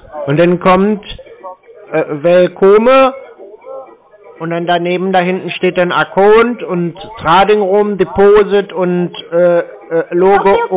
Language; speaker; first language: German; native; German